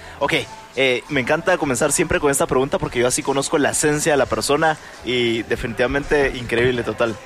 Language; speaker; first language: Spanish; native; Spanish